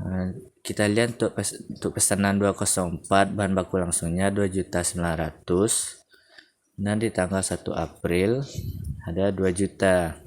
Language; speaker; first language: Indonesian; native; Indonesian